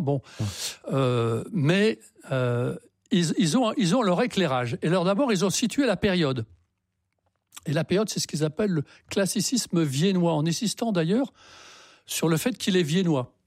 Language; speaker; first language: French; native; French